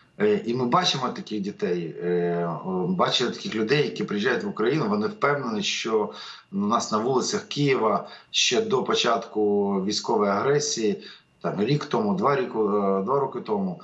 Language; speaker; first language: Ukrainian; native; Ukrainian